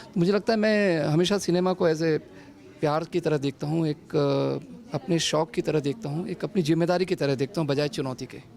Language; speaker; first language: Hindi; native; Hindi